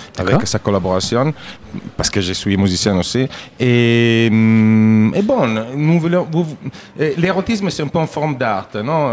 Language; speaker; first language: French; non-native, fluent; Italian